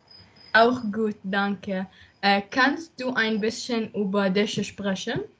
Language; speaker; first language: German; non-native, learner; Arabic